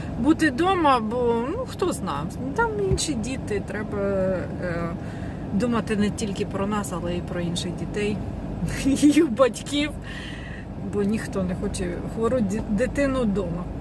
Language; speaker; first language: Ukrainian; non-native, local second language; Russian